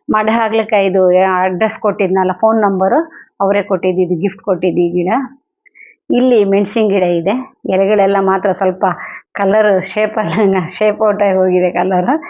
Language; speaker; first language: Kannada; non-native, local second language; Telugu